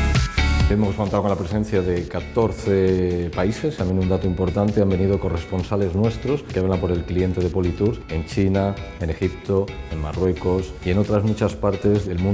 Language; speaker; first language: Spanish; native; Spanish